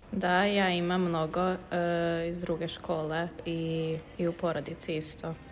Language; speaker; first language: Serbian; non-native, local second language; Hungarian